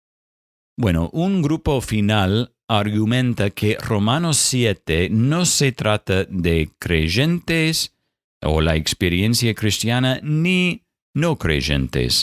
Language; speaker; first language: Spanish; non-native, fluent; English